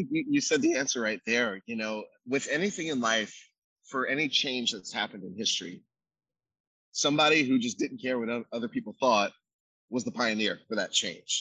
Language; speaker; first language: English; native; English